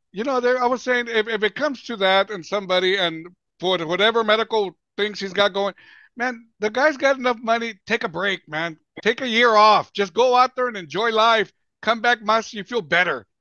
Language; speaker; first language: English; early bilingual, other home language; Spanish